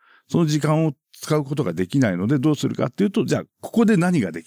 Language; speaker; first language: Japanese; native; Japanese